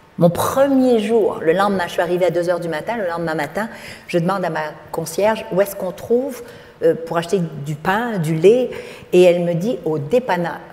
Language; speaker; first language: French; native; French